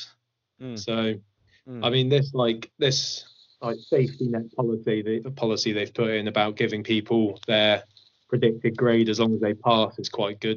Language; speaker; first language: English; native; English